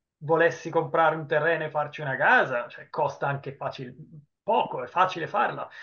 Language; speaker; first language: Italian; native; Italian